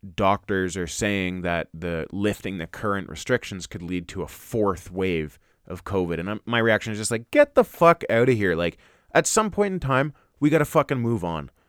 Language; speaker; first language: English; native; English